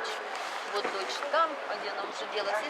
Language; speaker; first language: Russian; native; Russian